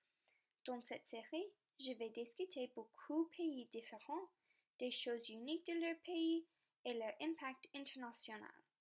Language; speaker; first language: French; non-native, local second language; English